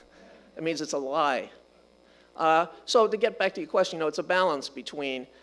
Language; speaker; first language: English; native; English